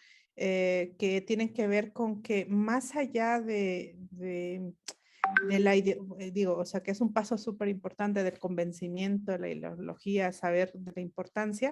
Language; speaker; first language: Spanish; non-native, local second language; Mixtepec Mixtec